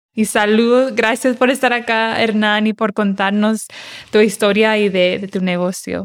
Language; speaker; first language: Spanish; early bilingual, heritage; Spanish